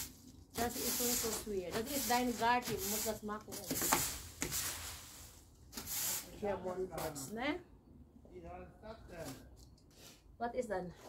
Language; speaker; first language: German; non-native, learner; Filipino